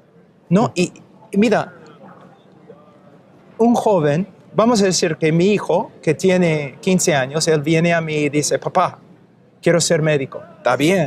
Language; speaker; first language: Spanish; non-native, fluent; English